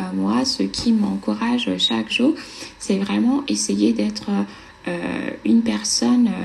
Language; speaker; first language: French; non-native, fluent; Italian